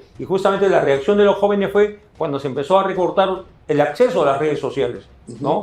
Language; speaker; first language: Spanish; native; Spanish